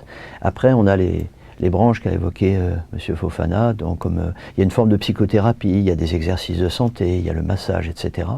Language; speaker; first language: French; native; French